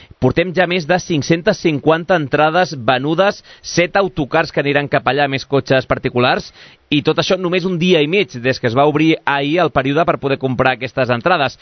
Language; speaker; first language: Catalan; native; Catalan